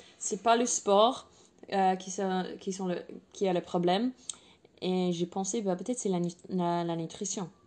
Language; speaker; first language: French; non-native, fluent; English